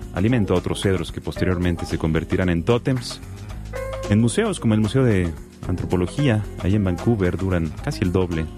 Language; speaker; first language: Spanish; native; Spanish